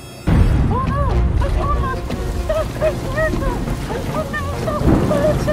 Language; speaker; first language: Spanish; non-native, learner; English